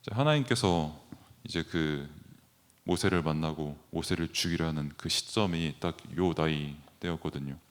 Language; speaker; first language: Korean; native; Korean